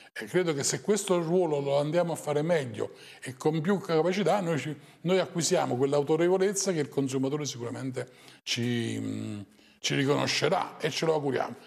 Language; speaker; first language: Italian; native; Italian